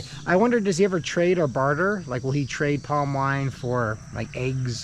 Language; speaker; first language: English; native; English